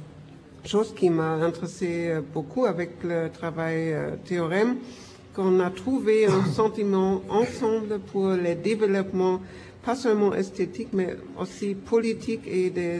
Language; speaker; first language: French; non-native, fluent; German